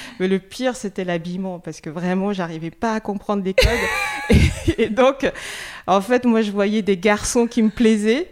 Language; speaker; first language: French; non-native, local second language; Russian